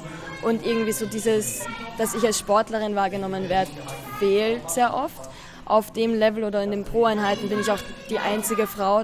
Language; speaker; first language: German; native; German